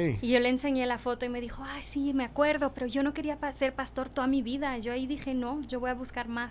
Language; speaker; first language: Spanish; early bilingual, heritage; Spanish